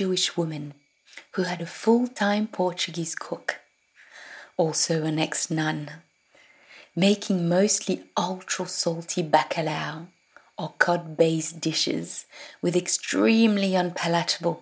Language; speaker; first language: English; non-native, fluent; French